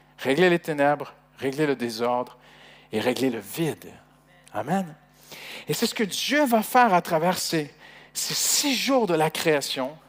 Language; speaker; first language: French; native; French